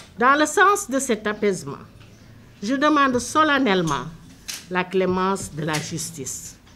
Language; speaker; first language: French; non-native, local second language; Wolof